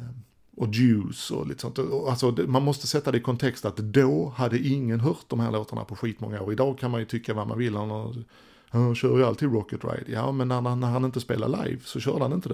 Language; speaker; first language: Swedish; native; Swedish